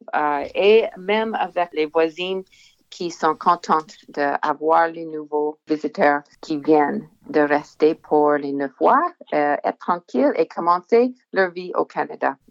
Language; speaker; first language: French; non-native, local second language; English